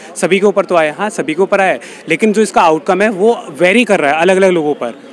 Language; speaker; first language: Hindi; native; Hindi